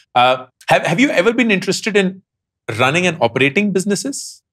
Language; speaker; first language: English; non-native, local second language; Hindi